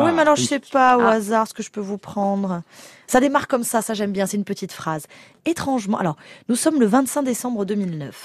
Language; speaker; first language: French; native; French